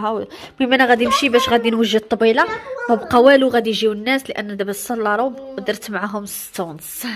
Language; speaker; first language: Arabic; native; Arabic